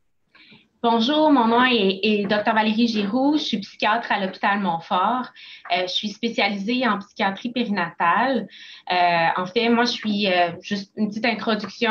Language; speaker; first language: French; native; French